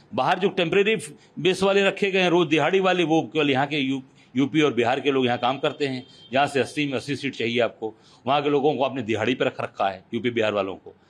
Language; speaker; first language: Hindi; native; Hindi